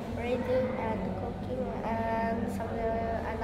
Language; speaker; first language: English; non-native, learner; Indonesian